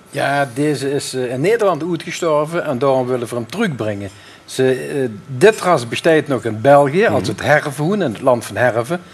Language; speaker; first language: Dutch; native; Dutch